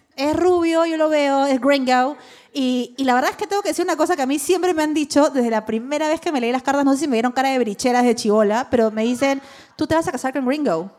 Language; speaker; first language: Spanish; native; Spanish